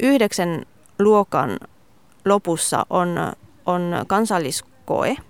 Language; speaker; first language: Finnish; non-native, fluent; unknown